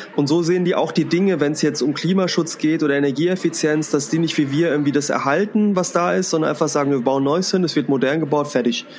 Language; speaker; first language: German; native; German